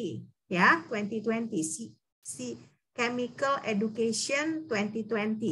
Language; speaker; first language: English; non-native, fluent; Indonesian